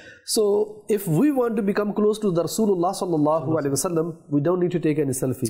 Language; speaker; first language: English; non-native, local second language; Urdu